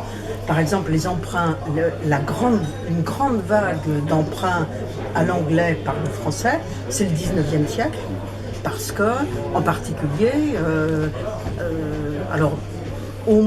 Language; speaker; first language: French; native; French